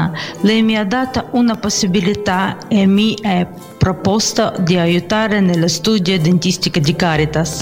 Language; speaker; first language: Italian; non-native, fluent; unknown